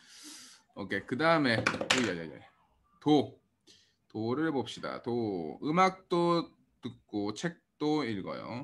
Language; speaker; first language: Korean; early bilingual, heritage; Korean